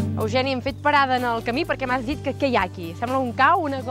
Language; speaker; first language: Catalan; native; Catalan